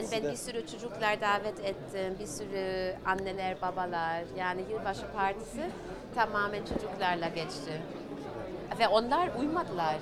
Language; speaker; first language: Turkish; early bilingual, heritage; German